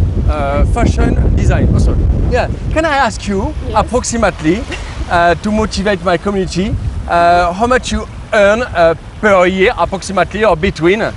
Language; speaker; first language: English; non-native, learner; French